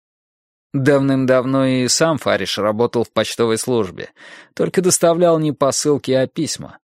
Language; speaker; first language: Russian; native; Russian